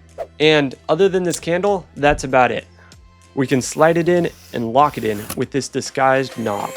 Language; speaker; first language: English; native; English